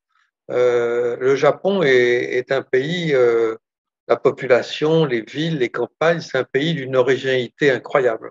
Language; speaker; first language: French; native; French